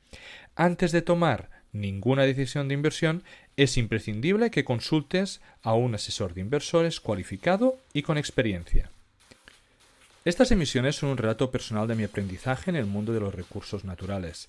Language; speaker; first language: Spanish; native; Spanish